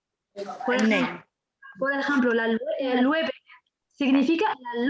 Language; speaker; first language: Spanish; non-native, fluent; French